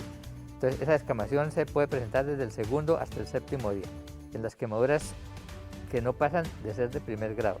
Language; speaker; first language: Spanish; native; Spanish